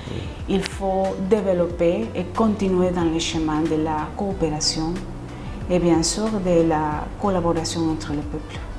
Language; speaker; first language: French; non-native, fluent; Spanish